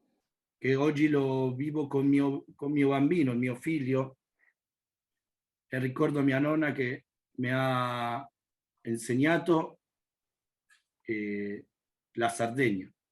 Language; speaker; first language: Italian; non-native, learner; Spanish